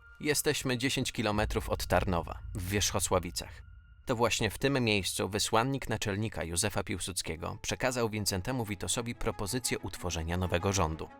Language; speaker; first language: Polish; native; Polish